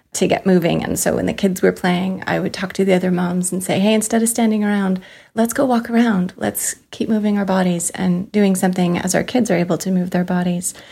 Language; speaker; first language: English; native; English